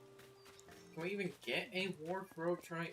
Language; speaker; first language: English; native; English